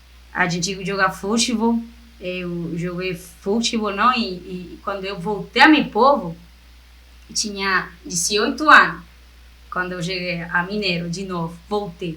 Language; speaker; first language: Portuguese; non-native, fluent; Spanish